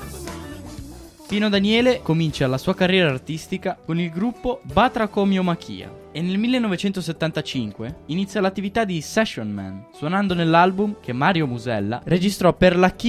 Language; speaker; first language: Italian; native; Italian